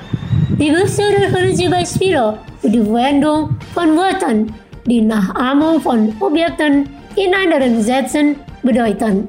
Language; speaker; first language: German; non-native, fluent; Indonesian